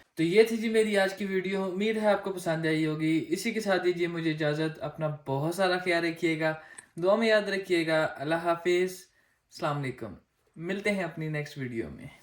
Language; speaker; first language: Urdu; non-native, local second language; Punjabi